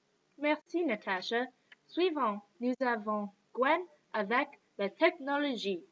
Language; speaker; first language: French; non-native, learner; English